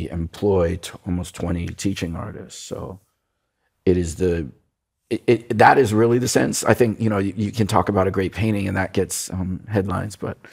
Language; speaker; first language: English; native; English